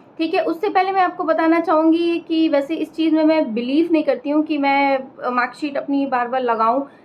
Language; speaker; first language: Hindi; native; Hindi